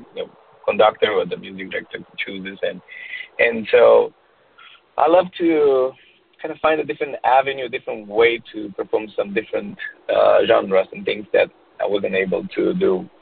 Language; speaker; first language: English; non-native, fluent; Romanian